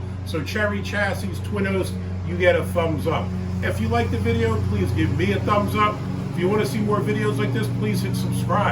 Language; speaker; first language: English; native; English